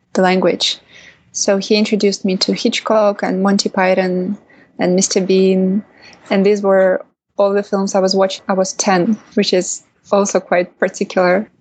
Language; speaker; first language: English; non-native, fluent; Russian